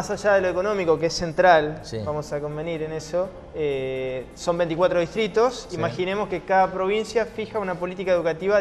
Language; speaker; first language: Spanish; native; Spanish